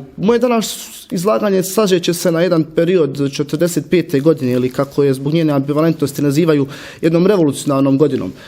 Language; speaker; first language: Bosnian; native; Bosnian